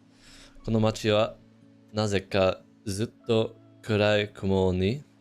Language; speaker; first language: Japanese; non-native, fluent; English